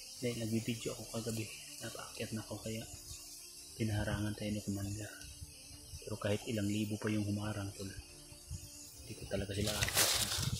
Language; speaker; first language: Filipino; non-native, local second language; Cebuano